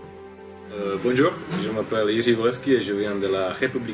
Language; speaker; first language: French; non-native, fluent; Czech